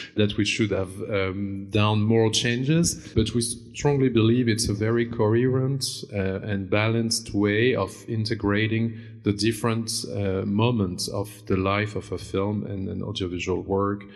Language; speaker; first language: English; non-native, fluent; German